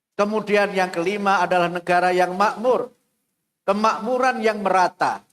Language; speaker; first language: Indonesian; non-native, local second language; Javanese